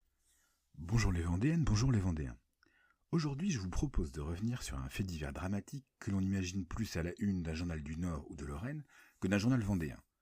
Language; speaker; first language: French; native; French